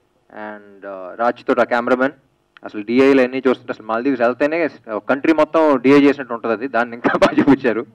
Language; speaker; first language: Telugu; native; Telugu